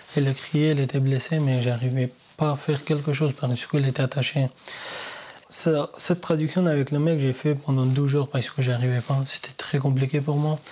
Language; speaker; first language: French; non-native, learner; Pashto